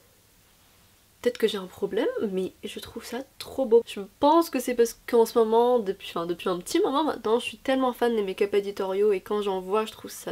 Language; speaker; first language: French; native; French